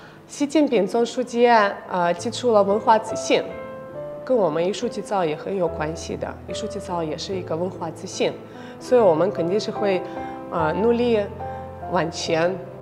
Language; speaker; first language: Chinese; non-native, fluent; Russian